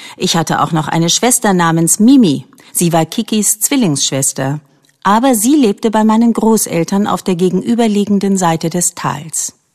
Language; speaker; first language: German; native; German